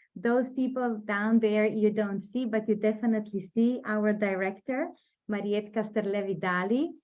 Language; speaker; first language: English; non-native, fluent; Slovenian